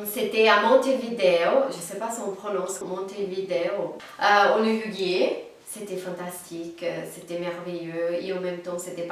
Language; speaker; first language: French; non-native, fluent; Portuguese